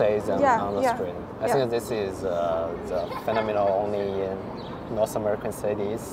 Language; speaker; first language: English; non-native, fluent; Chinese